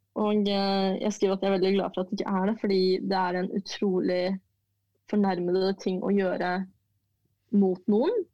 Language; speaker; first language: Norwegian; early bilingual, other home language; Chinese